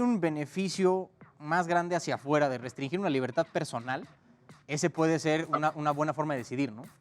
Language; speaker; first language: Spanish; native; Spanish